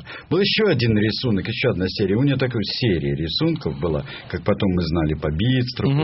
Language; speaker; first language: Russian; native; Russian